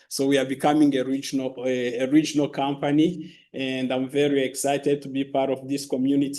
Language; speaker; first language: English; non-native, local second language; Kinyarwanda